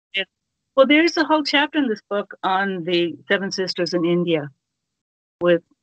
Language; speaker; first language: English; native; English